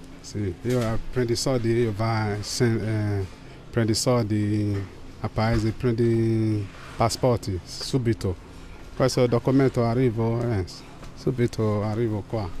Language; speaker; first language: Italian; non-native, learner; Portuguese